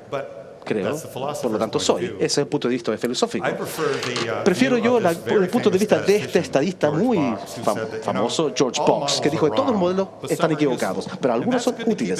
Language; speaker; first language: Spanish; non-native, fluent; English